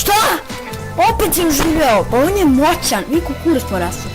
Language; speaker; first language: Bosnian; native; Bosnian